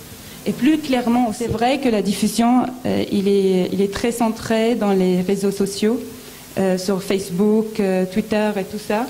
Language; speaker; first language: French; non-native, fluent; Arabic